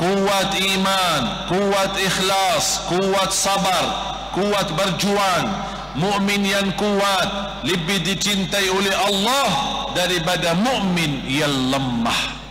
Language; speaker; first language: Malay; non-native, fluent; Arabic